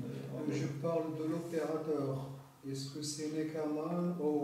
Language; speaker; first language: French; non-native, local second language; Arabic